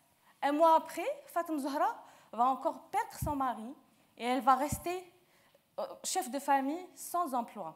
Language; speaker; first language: French; non-native, local second language; Arabic